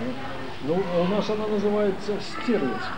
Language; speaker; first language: Russian; native; Russian